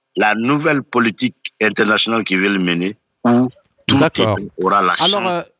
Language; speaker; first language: French; non-native, local second language; Bambara